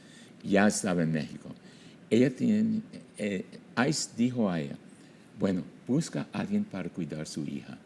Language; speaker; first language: Spanish; non-native, fluent; English